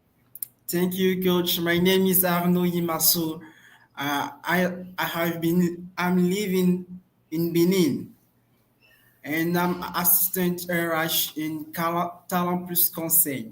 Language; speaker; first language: English; non-native, learner; French